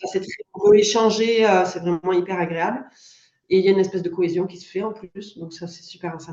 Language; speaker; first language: French; native; French